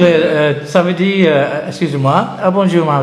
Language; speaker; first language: French; non-native, learner; English